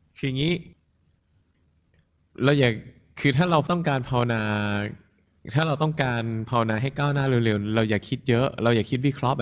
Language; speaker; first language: Thai; native; Thai